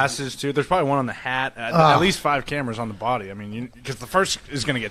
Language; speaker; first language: English; native; English